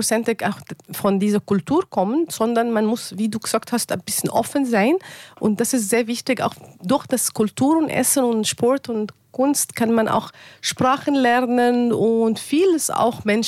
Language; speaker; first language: German; non-native, learner; Arabic